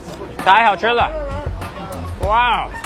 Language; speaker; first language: Chinese; non-native, learner; English